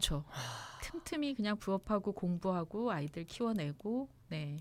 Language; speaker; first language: Korean; native; Korean